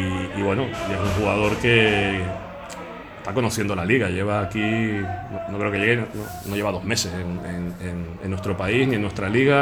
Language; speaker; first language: Spanish; native; Spanish